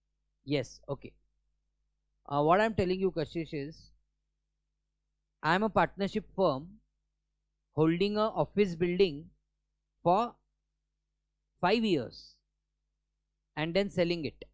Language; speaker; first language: English; non-native, local second language; Hindi